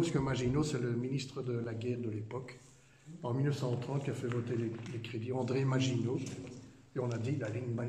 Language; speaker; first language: French; native; French